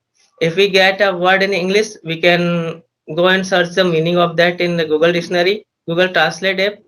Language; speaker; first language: English; non-native, learner; Hindi